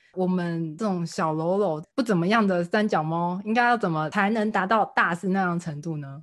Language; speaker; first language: Chinese; native; Chinese